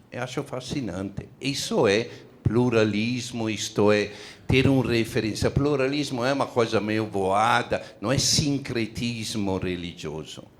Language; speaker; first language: Portuguese; non-native, fluent; Italian